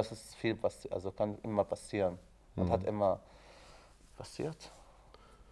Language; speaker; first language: German; non-native, fluent; Arabic